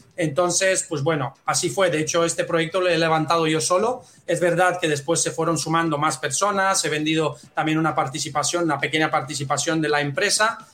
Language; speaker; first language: Spanish; non-native, fluent; Romanian